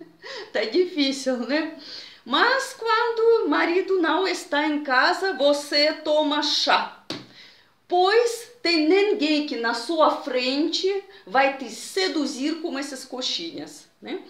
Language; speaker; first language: Portuguese; non-native, fluent; Russian